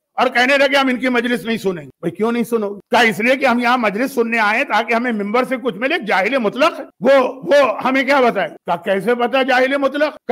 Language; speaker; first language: Urdu; native; Urdu